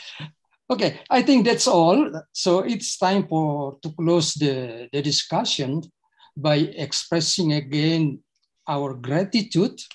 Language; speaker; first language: English; non-native, fluent; Indonesian